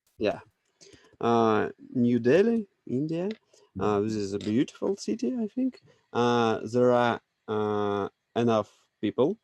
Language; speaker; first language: English; non-native, learner; Russian